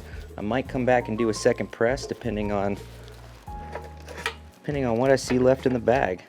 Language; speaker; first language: English; native; English